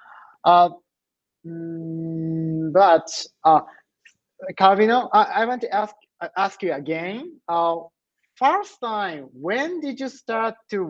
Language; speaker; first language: English; non-native, learner; Japanese